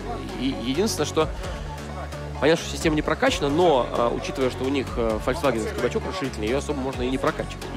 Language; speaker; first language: Russian; native; Russian